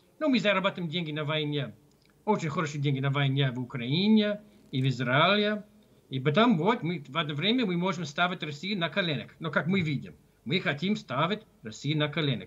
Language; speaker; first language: Russian; non-native, fluent; English